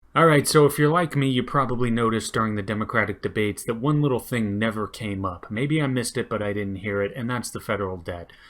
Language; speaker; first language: English; native; English